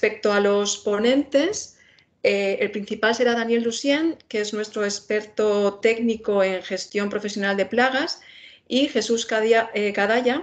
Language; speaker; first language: Spanish; native; Spanish